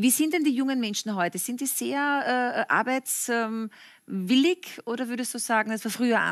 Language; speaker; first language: German; native; German